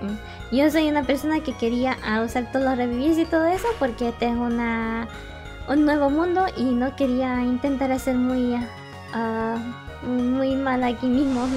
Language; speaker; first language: Spanish; early bilingual, heritage; English